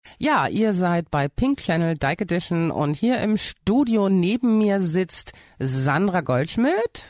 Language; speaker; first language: German; native; German